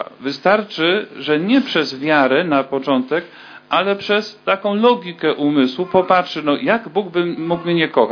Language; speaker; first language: Polish; native; Polish